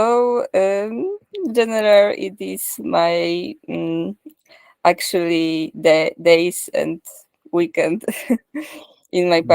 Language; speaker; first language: English; non-native, learner; Polish